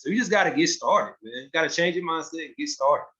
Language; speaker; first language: English; native; English